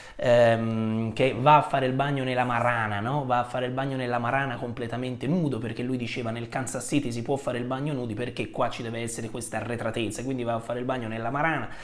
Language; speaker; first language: Italian; native; Italian